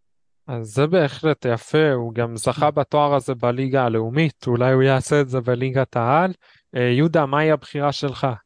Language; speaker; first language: Hebrew; native; Hebrew